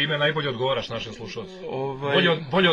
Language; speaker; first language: Serbian; native; Serbian